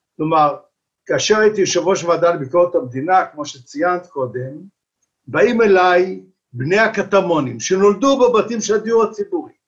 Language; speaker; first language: Hebrew; early bilingual, other home language; Arabic